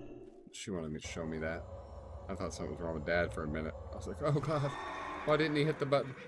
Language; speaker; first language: English; native; English